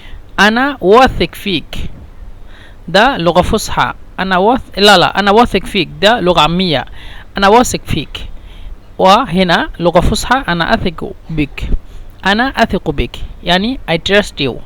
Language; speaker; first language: Arabic; non-native, fluent; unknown